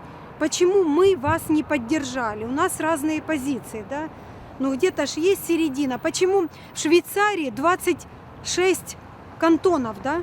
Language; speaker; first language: Russian; native; Russian